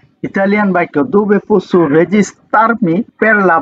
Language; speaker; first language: Italian; non-native, learner; Bangla